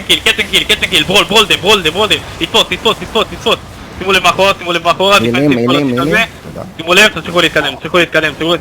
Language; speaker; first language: Hebrew; native; Hebrew